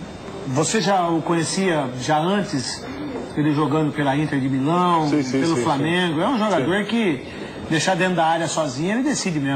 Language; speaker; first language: Portuguese; native; Portuguese